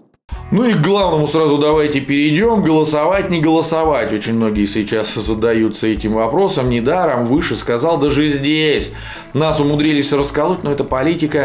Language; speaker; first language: Russian; native; Russian